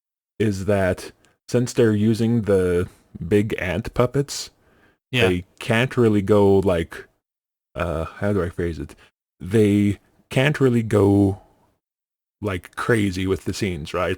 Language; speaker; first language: English; native; English